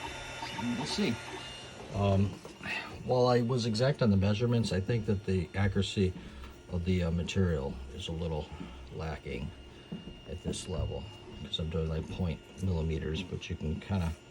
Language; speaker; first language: English; native; English